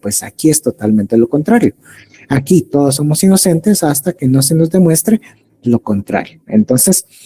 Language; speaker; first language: Spanish; native; Spanish